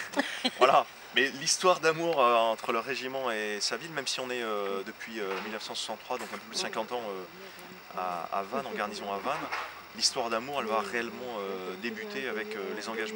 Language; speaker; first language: French; native; French